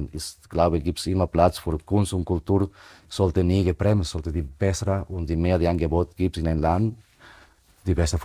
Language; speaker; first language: German; non-native, fluent; Spanish